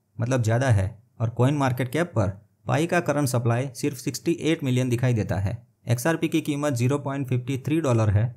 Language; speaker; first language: Hindi; native; Hindi